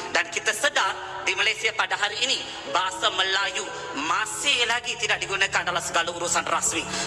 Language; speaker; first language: Malay; non-native, local second language; Tamil